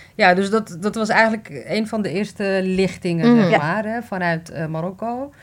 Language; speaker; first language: Dutch; early bilingual, other home language; Riffian